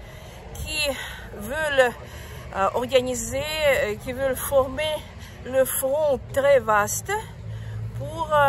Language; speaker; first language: French; non-native, fluent; Russian